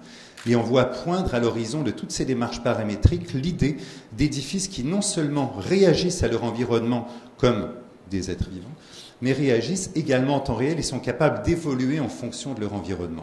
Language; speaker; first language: French; native; French